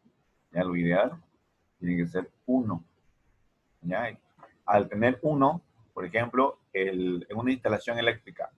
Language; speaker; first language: Spanish; native; Spanish